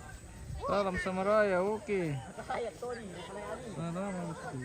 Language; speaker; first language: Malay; non-native, local second language; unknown